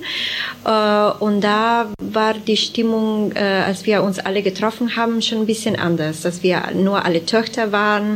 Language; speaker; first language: German; non-native, fluent; Italian